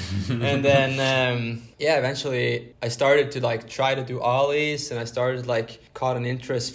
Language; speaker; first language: English; non-native, fluent; Norwegian